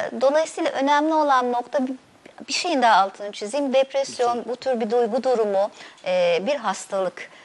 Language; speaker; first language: Turkish; native; Turkish